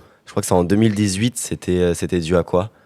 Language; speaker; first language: French; native; French